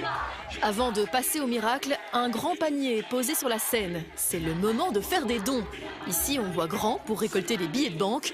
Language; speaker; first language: French; native; French